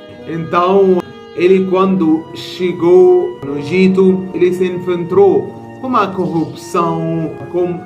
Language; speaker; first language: Portuguese; non-native, fluent; Arabic